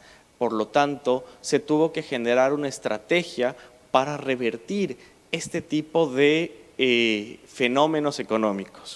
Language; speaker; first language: Spanish; native; Spanish